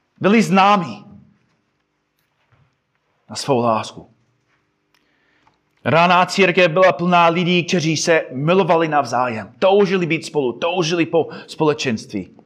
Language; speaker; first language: Czech; non-native, fluent; English